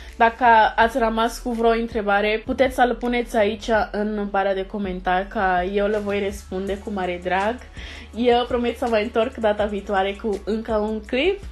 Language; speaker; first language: Romanian; non-native, learner; Portuguese